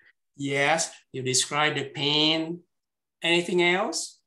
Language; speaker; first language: English; non-native, fluent; Vietnamese